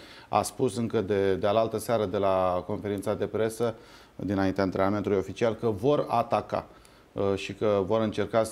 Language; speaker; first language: Romanian; native; Romanian